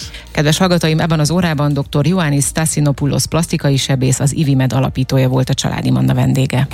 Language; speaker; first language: Hungarian; native; Hungarian